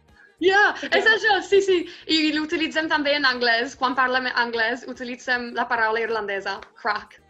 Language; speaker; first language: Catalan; non-native, fluent; Irish